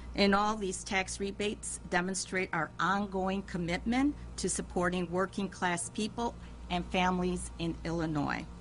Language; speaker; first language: English; early bilingual, other home language; Spanish